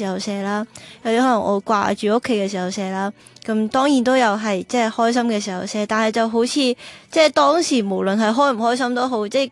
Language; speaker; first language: Cantonese; native; Cantonese